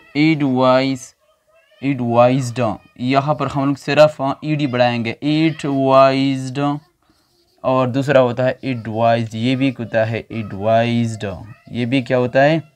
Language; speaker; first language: Urdu; non-native, local second language; Pashto